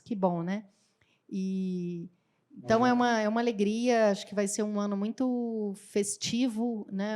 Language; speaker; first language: Portuguese; native; Portuguese